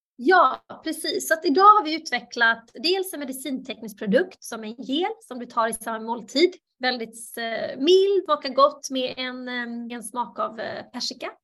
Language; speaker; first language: Swedish; early bilingual, other home language; Bosnian